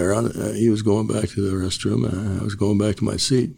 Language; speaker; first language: English; native; English